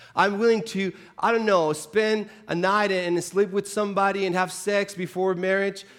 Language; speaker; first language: English; non-native, fluent; Spanish